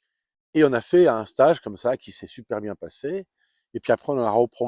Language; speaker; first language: French; native; French